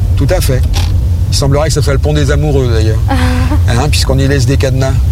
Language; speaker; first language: French; native; French